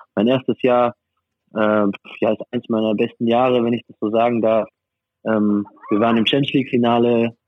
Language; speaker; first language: German; non-native, fluent; French